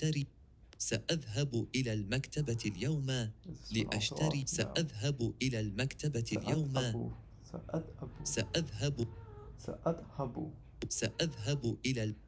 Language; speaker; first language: Arabic; non-native, learner; English